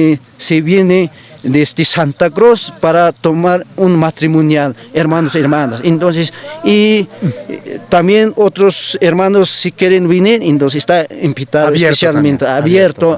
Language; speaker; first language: Spanish; non-native, local second language; Aymara